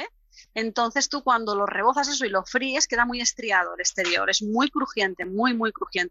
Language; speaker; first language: Spanish; native; Spanish